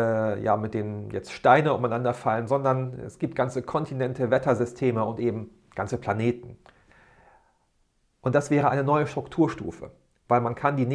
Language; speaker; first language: German; native; German